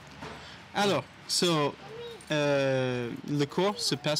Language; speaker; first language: French; non-native, learner; English